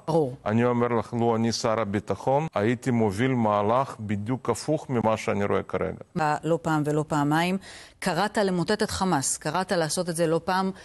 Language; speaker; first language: Hebrew; non-native, fluent; Russian